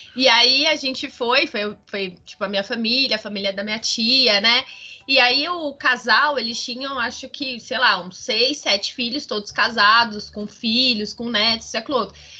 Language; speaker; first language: Portuguese; native; Portuguese